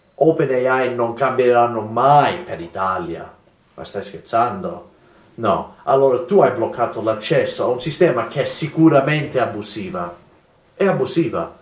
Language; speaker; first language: Italian; non-native, fluent; English